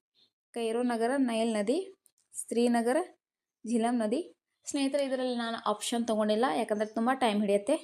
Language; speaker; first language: Kannada; native; Kannada